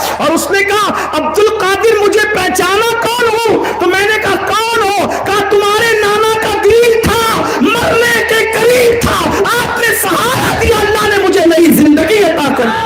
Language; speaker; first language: Urdu; native; Urdu